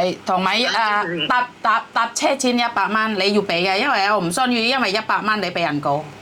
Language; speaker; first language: Cantonese; non-native, fluent; Javanese